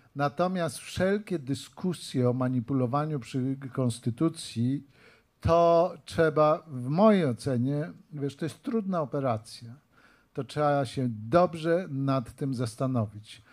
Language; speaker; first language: Polish; native; Polish